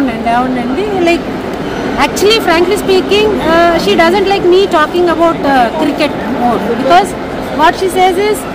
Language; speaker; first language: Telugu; native; Telugu